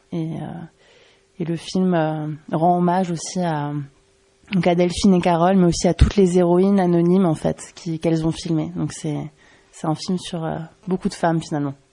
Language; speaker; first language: French; native; French